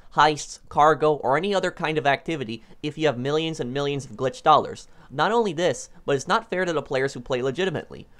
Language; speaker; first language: English; native; English